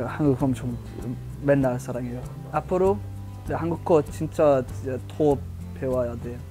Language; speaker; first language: Korean; non-native, learner; English